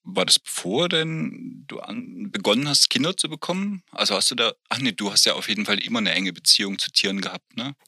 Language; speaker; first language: German; native; German